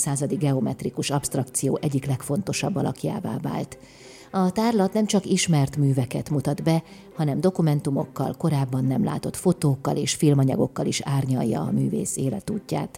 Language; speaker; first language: Hungarian; native; Hungarian